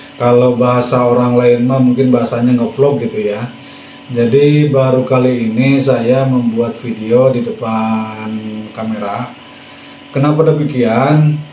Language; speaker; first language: Indonesian; non-native, local second language; Sundanese